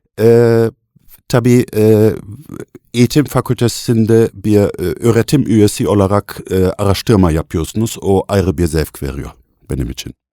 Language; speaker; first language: Turkish; non-native, fluent; German